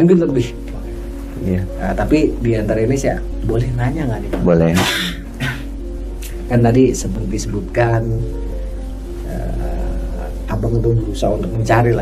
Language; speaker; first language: Indonesian; native; Indonesian